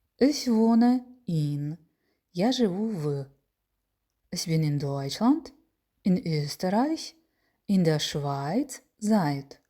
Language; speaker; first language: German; non-native, fluent; Ukrainian